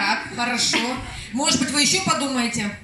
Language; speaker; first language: Russian; native; Russian